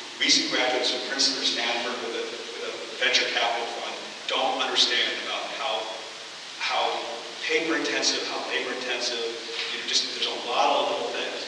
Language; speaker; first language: English; native; English